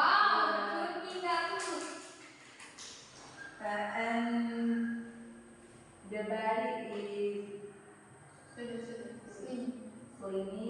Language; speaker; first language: English; non-native, learner; Indonesian